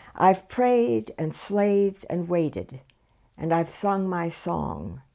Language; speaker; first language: English; native; English